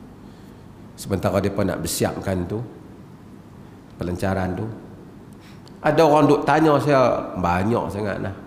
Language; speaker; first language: Malay; native; Malay